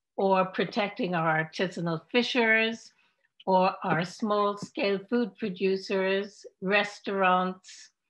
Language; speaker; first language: English; native; English